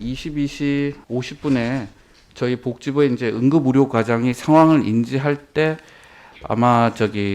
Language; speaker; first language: Korean; native; Korean